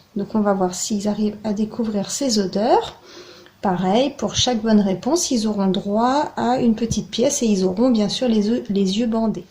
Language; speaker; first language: French; native; French